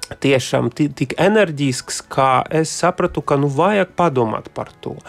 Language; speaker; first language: Latvian; non-native, local second language; Russian